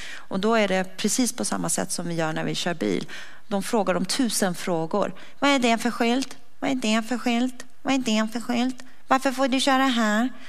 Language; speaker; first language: Swedish; native; Swedish